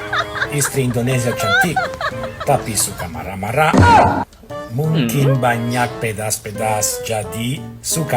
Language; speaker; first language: Indonesian; non-native, learner; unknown